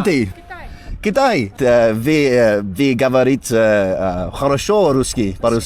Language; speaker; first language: Russian; non-native, learner; English